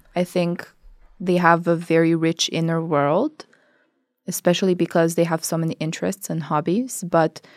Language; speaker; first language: English; non-native, fluent; Albanian